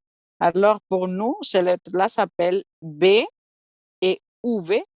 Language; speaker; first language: French; non-native, fluent; Spanish